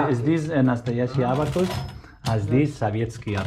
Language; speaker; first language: Russian; non-native, learner; Spanish